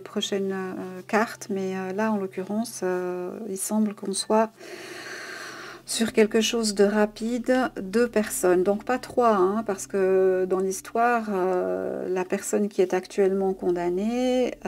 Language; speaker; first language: French; native; French